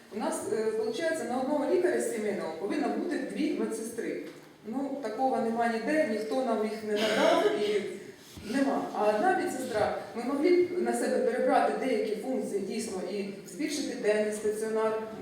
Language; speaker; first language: Ukrainian; native; Ukrainian